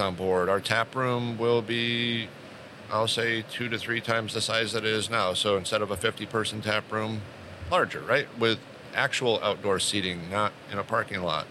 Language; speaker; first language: English; native; English